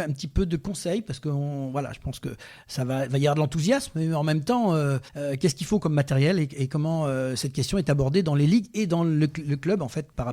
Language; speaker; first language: French; native; French